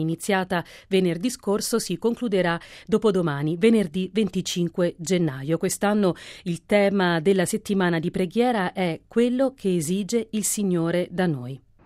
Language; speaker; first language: Italian; native; Italian